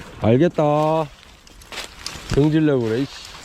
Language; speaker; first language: Korean; native; Korean